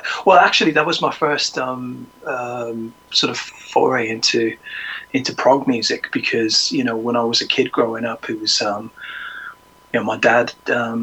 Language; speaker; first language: English; native; English